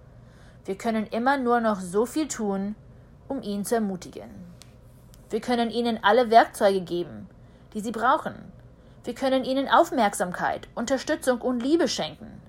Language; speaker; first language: German; early bilingual, heritage; German